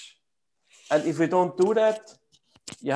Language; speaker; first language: English; non-native, fluent; German